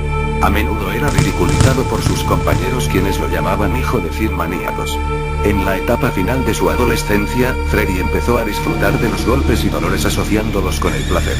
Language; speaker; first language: Spanish; native; Spanish